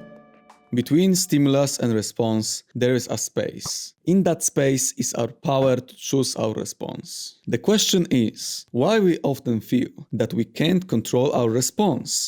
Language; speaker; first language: English; non-native, fluent; Polish